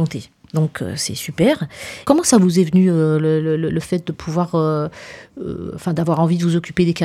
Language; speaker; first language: French; native; French